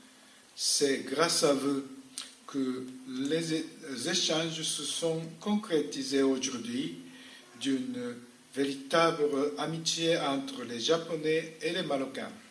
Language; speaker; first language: French; non-native, fluent; Japanese